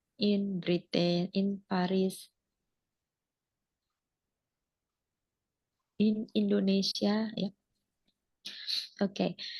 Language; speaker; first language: English; non-native, fluent; Indonesian